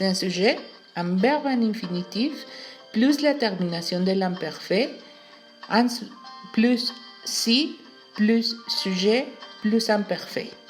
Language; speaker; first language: French; non-native, learner; Spanish